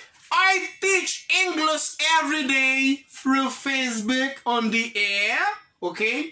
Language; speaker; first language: English; non-native, fluent; Haitian Creole